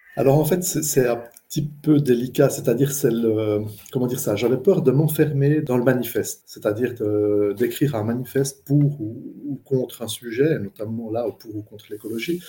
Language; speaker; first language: French; native; French